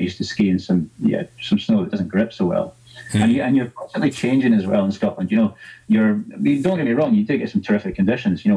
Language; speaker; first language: English; native; English